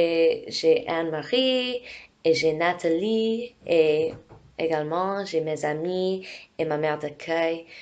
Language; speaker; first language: French; non-native, fluent; English